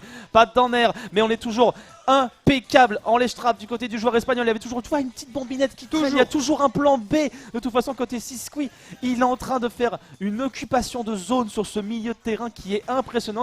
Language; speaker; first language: French; native; French